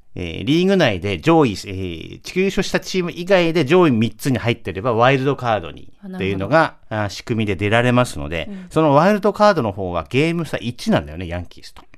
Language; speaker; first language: Japanese; native; Japanese